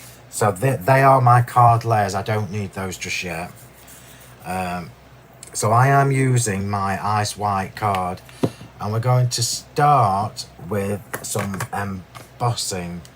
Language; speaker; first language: English; native; English